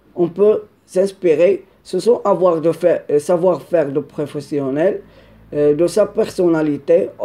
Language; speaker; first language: French; non-native, local second language; Arabic